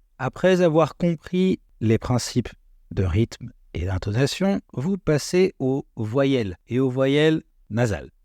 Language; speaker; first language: French; native; French